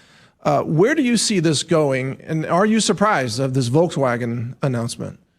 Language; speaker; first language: English; native; English